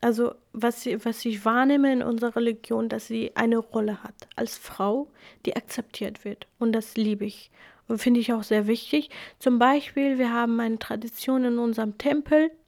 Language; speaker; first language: German; early bilingual, other home language; Kurdish